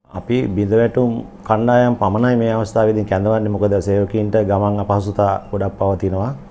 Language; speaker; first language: Sinhala; native; Sinhala